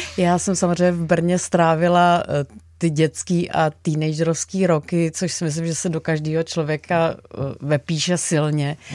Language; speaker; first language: Czech; native; Czech